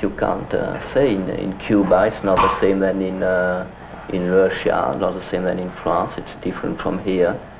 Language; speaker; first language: English; non-native, fluent; French